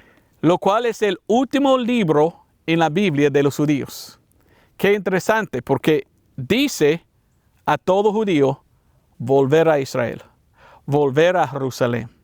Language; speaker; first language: Spanish; non-native, learner; English